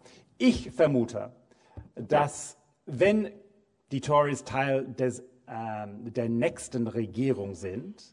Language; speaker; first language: German; non-native, fluent; English